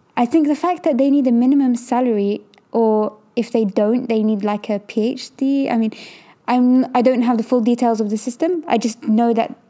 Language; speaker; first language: English; native; English